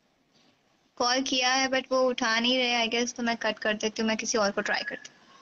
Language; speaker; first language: Hindi; native; Hindi